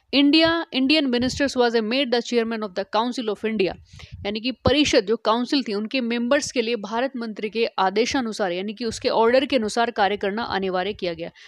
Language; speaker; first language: Hindi; native; Hindi